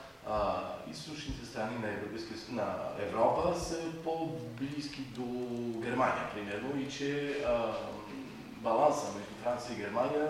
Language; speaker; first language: Bulgarian; non-native, fluent; French